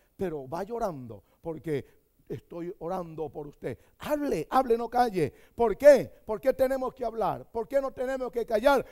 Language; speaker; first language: Spanish; native; Spanish